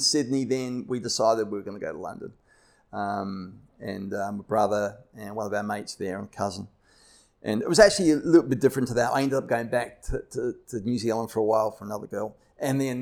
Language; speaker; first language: English; native; English